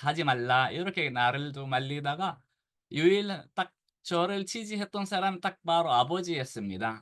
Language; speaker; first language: Korean; non-native, fluent; Arabic